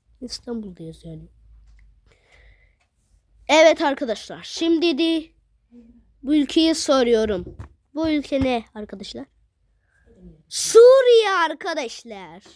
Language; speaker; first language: Turkish; early bilingual, other home language; Arabic